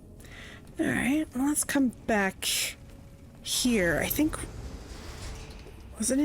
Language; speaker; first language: English; native; English